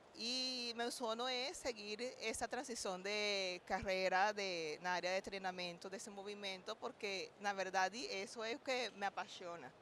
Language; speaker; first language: Portuguese; non-native, learner; Spanish